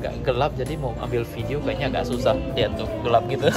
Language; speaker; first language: Indonesian; native; Indonesian